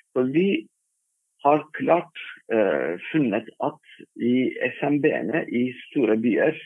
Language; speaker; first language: Norwegian; non-native, fluent; Turkish